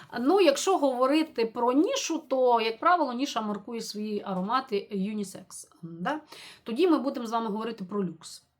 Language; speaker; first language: Ukrainian; non-native, local second language; Russian